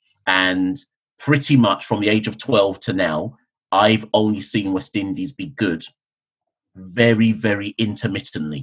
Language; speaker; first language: English; native; English